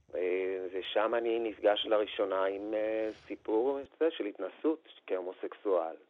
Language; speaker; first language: Hebrew; non-native, fluent; Persian